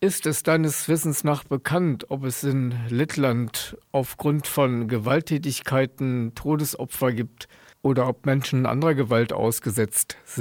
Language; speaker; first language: German; native; German